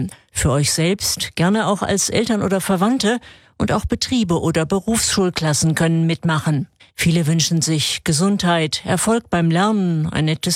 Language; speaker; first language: German; native; German